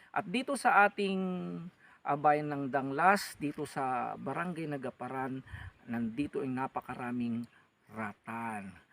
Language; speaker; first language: Filipino; non-native, local second language; Iloko